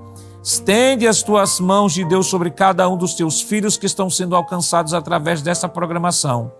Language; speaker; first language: Portuguese; native; Portuguese